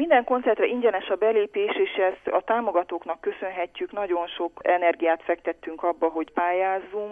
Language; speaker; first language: Hungarian; native; Hungarian